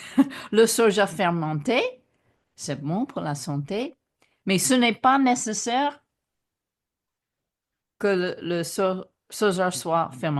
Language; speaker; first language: French; non-native, fluent; English